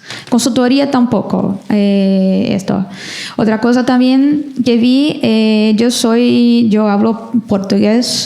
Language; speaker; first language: Spanish; non-native, learner; Portuguese